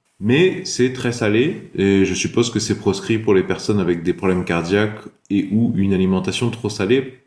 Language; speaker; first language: French; native; French